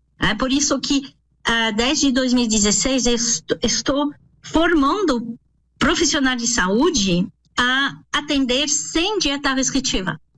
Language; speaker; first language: Portuguese; non-native, fluent; French